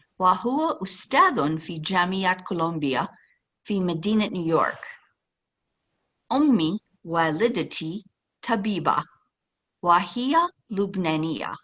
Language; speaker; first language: Arabic; non-native, fluent; English